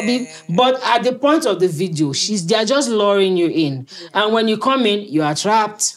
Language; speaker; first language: English; native; English